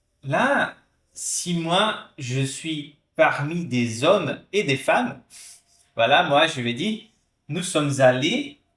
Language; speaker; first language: French; non-native, fluent; Portuguese